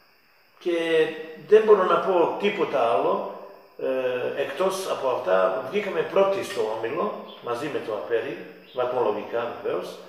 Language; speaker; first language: Greek; non-native, fluent; Serbian